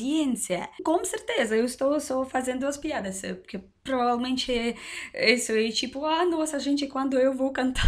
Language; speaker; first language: Portuguese; non-native, learner; Russian